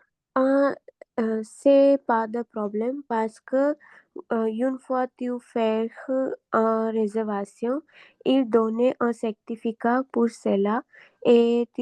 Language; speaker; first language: French; non-native, learner; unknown